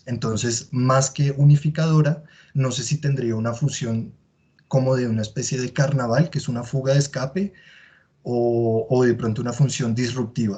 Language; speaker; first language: Spanish; native; Spanish